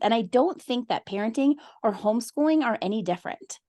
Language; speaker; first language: English; native; English